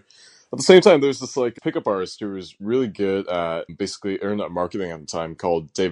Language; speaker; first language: English; native; English